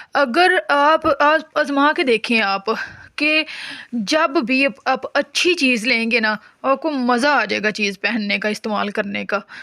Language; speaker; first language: Urdu; non-native, local second language; Punjabi